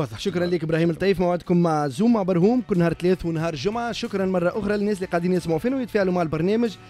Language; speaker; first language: Arabic; native; Arabic